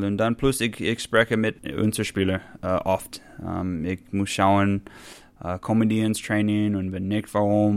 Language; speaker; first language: German; non-native, fluent; English